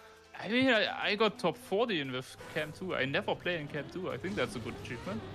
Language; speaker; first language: English; non-native, fluent; German